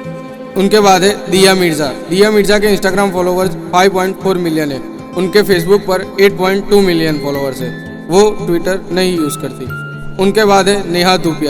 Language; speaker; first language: Hindi; native; Hindi